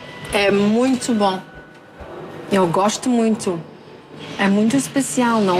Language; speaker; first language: Portuguese; non-native, learner; French